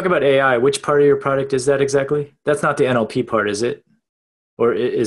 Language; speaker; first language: English; native; English